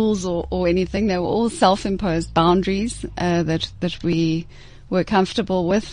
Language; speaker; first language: English; native; English